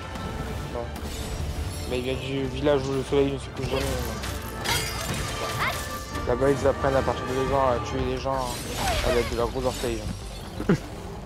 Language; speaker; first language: French; native; French